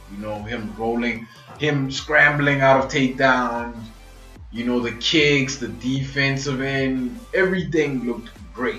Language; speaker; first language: English; native; English